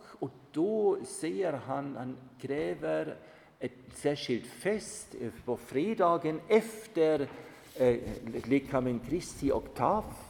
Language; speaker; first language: Swedish; non-native, fluent; German